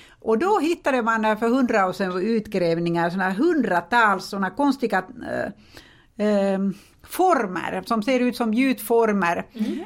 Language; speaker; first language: Swedish; non-native, fluent; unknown